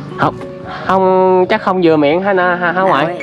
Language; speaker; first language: Vietnamese; native; Vietnamese